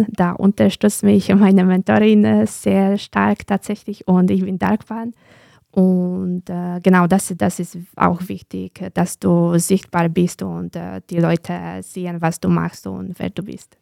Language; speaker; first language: German; non-native, fluent; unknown